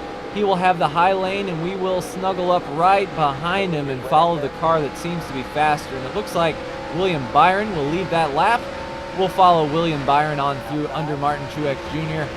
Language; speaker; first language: English; native; English